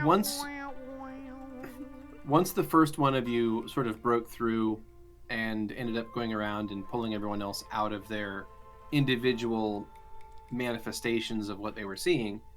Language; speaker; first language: English; native; English